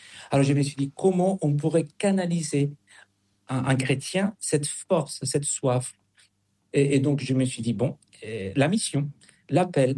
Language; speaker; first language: French; non-native, fluent; Spanish